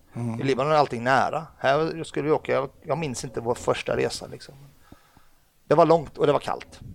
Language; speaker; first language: Swedish; early bilingual, other home language; Arabic